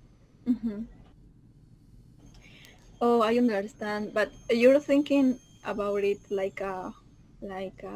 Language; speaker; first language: English; non-native, learner; Spanish